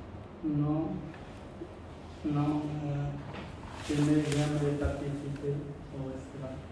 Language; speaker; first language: French; non-native, learner; Khmer